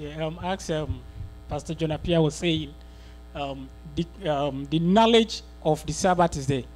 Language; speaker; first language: English; non-native, local second language; Akan